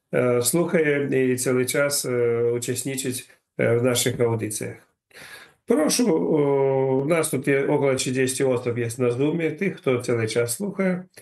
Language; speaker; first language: Polish; non-native, learner; Ukrainian